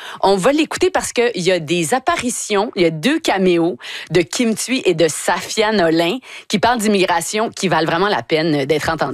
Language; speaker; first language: French; native; French